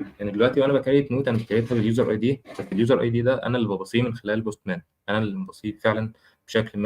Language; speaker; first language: Arabic; native; Arabic